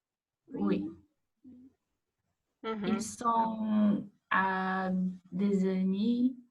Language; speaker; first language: French; non-native, learner; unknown